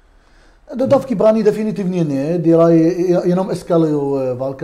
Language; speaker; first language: Czech; non-native, fluent; Hebrew